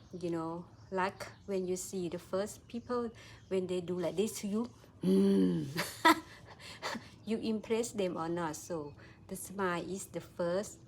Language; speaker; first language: English; non-native, learner; Thai